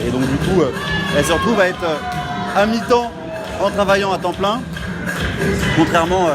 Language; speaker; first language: French; native; French